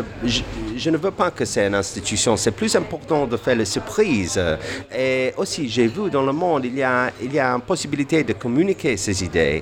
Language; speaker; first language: French; non-native, fluent; English